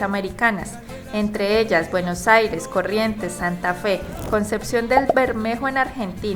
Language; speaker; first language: Spanish; native; Spanish